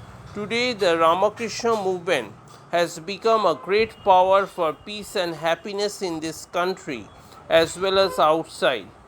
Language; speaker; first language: English; non-native, local second language; Bangla